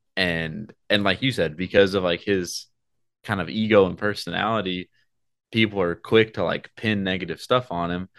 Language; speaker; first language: English; native; English